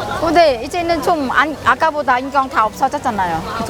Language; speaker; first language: Korean; non-native, learner; Vietnamese